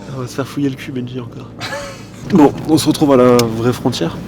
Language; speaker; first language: French; native; French